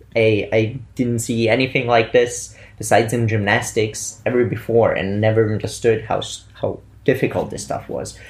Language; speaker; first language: English; non-native, fluent; Italian